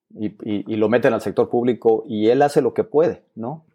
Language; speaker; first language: Spanish; native; Spanish